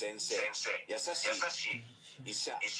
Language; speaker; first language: Japanese; non-native, learner; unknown